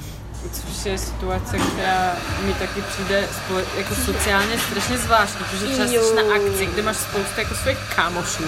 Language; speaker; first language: Czech; early bilingual, heritage; Czech